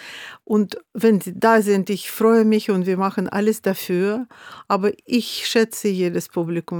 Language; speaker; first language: German; non-native, fluent; Russian